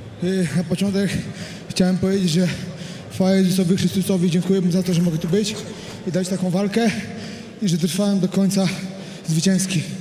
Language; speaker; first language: Polish; native; Polish